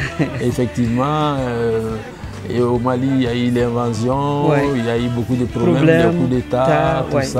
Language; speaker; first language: French; non-native, local second language; Bambara